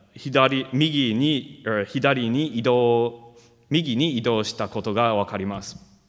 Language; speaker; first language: Japanese; non-native, fluent; English